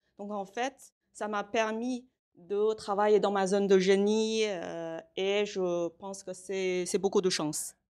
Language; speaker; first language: French; non-native, fluent; Chinese